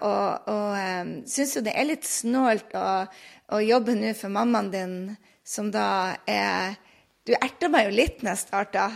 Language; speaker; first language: Norwegian; native; Norwegian